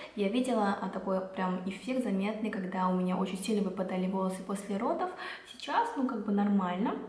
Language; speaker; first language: Russian; non-native, fluent; Korean